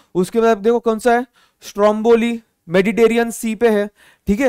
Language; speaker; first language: Hindi; non-native, local second language; Marathi